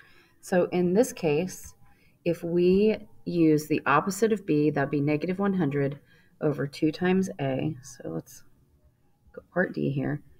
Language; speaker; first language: English; native; English